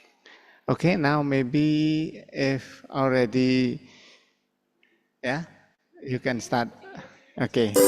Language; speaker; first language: English; non-native, fluent; Indonesian